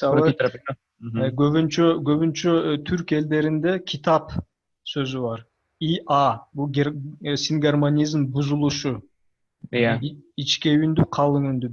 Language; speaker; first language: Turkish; non-native, learner; Kyrgyz